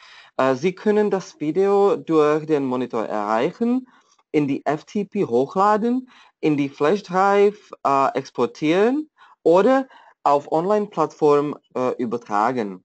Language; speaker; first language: German; non-native, fluent; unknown